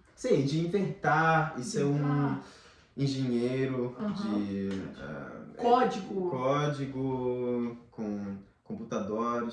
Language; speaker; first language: Portuguese; non-native, fluent; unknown